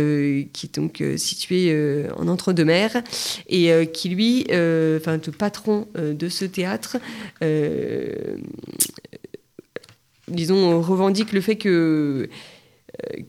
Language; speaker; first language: French; native; French